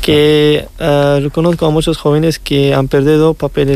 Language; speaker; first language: Spanish; non-native, learner; Riffian